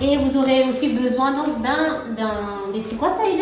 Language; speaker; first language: French; native; French